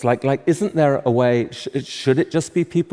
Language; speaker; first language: English; native; English